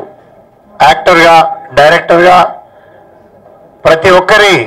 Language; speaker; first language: Telugu; native; Telugu